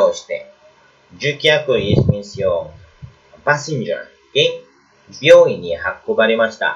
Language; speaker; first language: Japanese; non-native, learner; Filipino